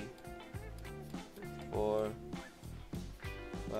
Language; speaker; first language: English; non-native, local second language; Filipino